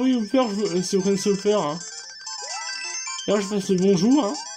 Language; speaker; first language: French; native; French